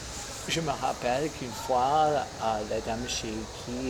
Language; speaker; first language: French; non-native, fluent; English